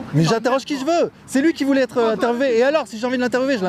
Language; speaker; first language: French; native; French